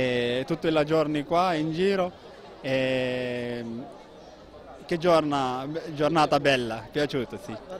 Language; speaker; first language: Italian; non-native, learner; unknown